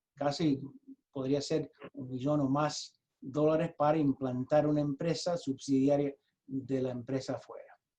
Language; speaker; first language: Spanish; early bilingual, heritage; Spanish